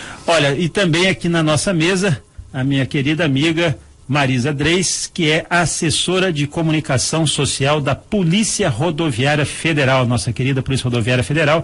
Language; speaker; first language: Portuguese; native; Portuguese